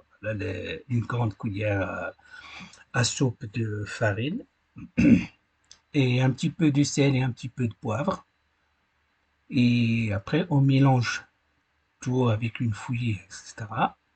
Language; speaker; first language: French; non-native, learner; Arabic